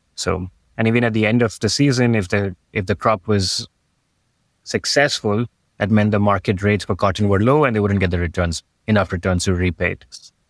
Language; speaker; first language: English; non-native, local second language; Hindi